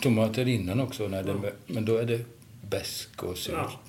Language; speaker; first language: Swedish; non-native, fluent; Hungarian